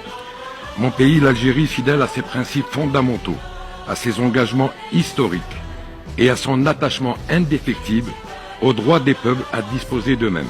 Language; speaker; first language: French; non-native, local second language; Arabic